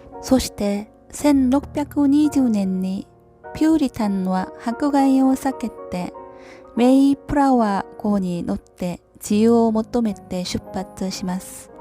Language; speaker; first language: Japanese; non-native, learner; Korean